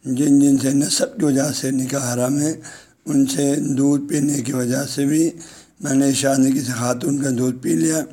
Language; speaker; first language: Urdu; non-native, local second language; Balti